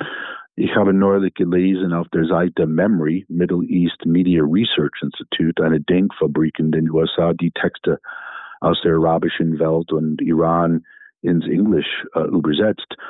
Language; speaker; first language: German; non-native, fluent; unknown